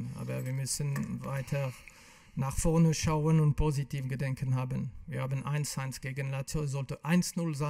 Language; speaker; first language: German; non-native, local second language; French